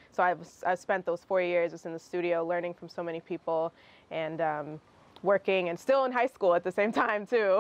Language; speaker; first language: English; early bilingual, other home language; Russian